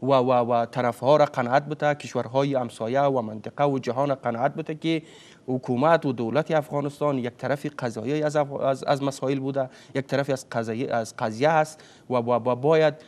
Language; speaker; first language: Persian; native; Persian